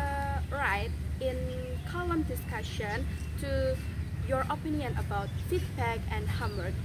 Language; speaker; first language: English; non-native, learner; Indonesian